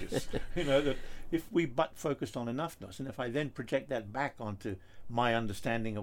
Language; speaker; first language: English; native; English